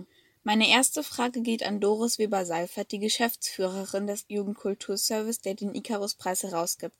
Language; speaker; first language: German; native; German